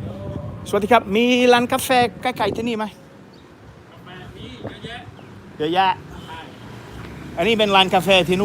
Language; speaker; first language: Thai; non-native, learner; English